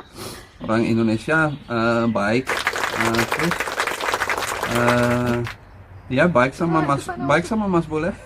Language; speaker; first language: Indonesian; non-native, learner; Dutch